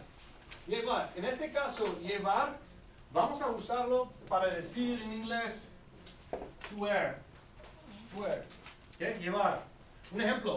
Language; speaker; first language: Spanish; non-native, fluent; English